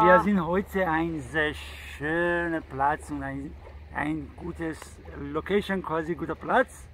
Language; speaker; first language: German; non-native, learner; Persian